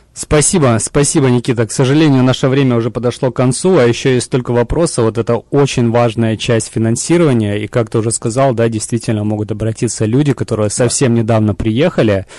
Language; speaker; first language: Russian; early bilingual, heritage; Russian